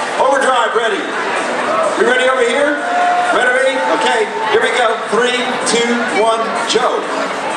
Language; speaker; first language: English; native; English